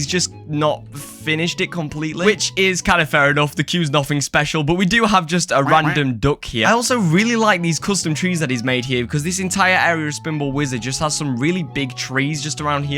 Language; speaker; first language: English; native; English